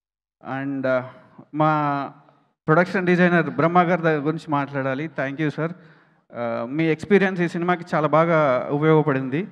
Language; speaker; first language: Telugu; native; Telugu